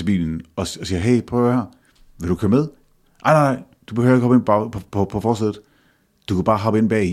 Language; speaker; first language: Danish; native; Danish